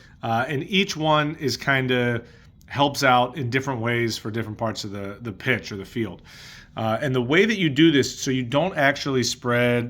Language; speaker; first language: English; native; English